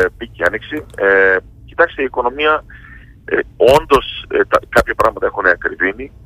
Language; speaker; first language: Greek; early bilingual, heritage; Greek